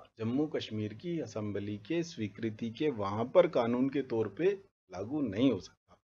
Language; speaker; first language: Hindi; native; Hindi